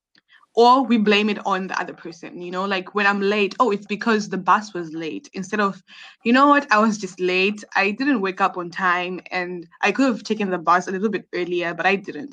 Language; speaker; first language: English; non-native, local second language; Shona